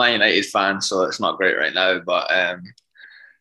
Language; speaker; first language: English; native; English